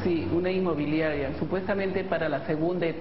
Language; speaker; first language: Spanish; native; Spanish